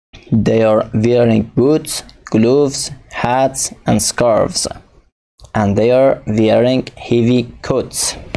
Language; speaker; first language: English; non-native, fluent; Persian